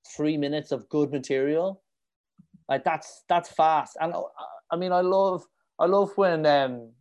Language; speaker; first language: English; native; English